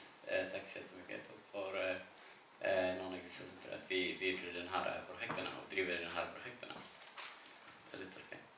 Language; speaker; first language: Swedish; non-native, learner; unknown